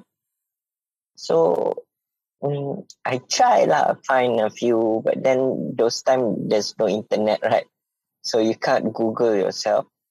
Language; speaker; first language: English; non-native, local second language; Malay